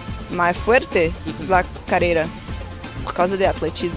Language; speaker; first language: Spanish; non-native, learner; Portuguese